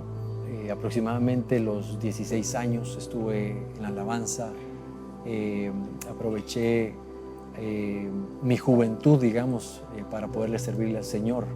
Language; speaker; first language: Spanish; native; Spanish